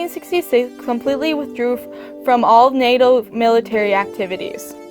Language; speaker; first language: English; native; English